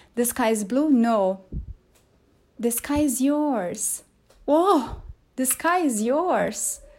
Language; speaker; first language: English; non-native, fluent; Portuguese